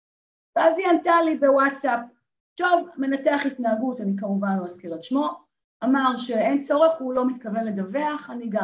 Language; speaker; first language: Hebrew; native; Hebrew